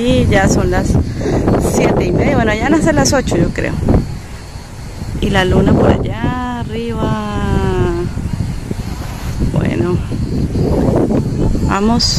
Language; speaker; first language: Spanish; native; Spanish